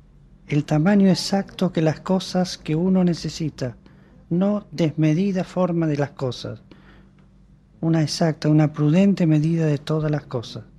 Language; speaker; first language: Spanish; native; Spanish